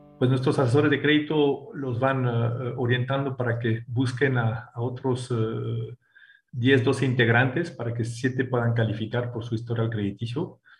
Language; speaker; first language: Spanish; non-native, fluent; French